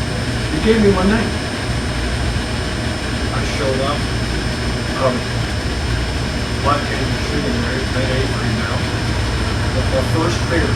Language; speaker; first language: English; native; English